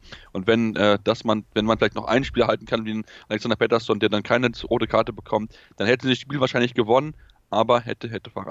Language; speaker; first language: German; native; German